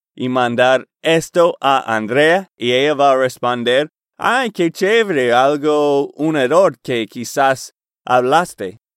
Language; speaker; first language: Spanish; non-native, learner; English